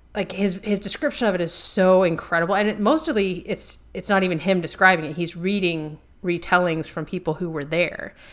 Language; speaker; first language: English; native; English